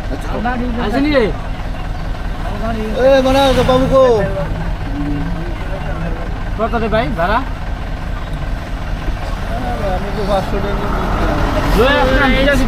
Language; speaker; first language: Hindi; non-native, local second language; Bangla